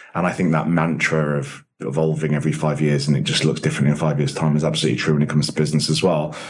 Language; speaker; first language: English; native; English